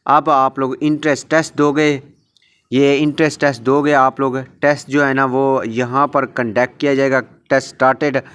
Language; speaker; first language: Urdu; native; Urdu